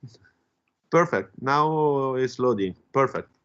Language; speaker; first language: English; non-native, fluent; Italian